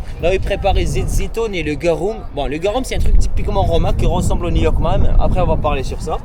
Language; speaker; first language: French; non-native, local second language; Arabic